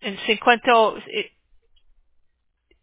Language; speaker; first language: Spanish; non-native, learner; English